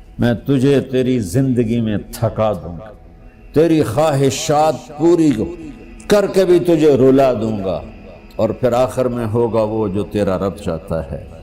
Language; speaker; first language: Urdu; non-native, local second language; Punjabi